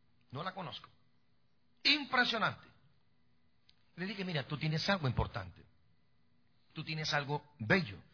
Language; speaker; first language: Spanish; native; Spanish